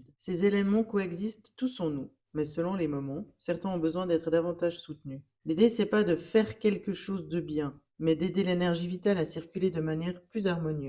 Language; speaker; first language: French; native; French